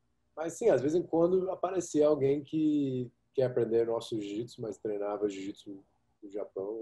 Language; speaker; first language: Portuguese; early bilingual, heritage; Portuguese